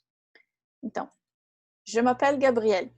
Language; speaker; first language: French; non-native, fluent; Portuguese